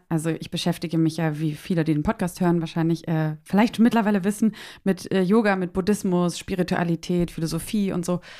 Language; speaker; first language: German; native; German